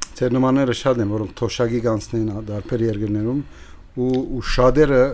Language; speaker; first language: Armenian; early bilingual, heritage; Armenian